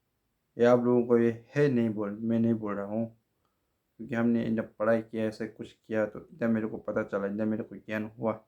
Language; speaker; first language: Hindi; non-native, local second language; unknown